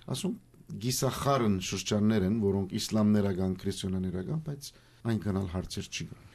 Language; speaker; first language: Armenian; early bilingual, heritage; Armenian